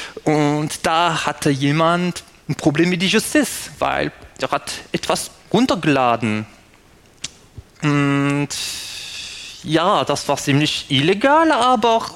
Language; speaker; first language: German; non-native, fluent; French